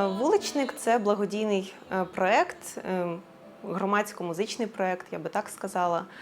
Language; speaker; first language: Ukrainian; native; Ukrainian